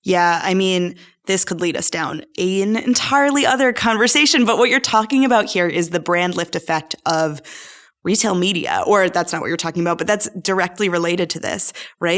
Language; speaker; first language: English; native; English